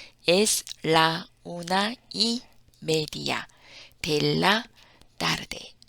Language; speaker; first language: Spanish; non-native, fluent; Korean